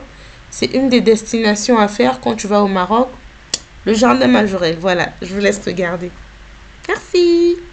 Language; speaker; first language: French; native; French